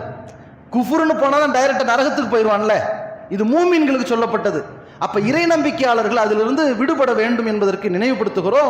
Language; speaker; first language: Tamil; native; Tamil